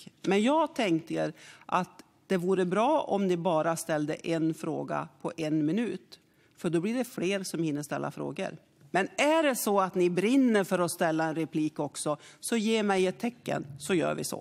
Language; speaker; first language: Swedish; native; Swedish